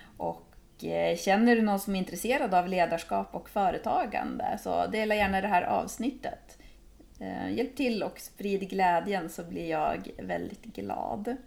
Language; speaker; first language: Swedish; native; Swedish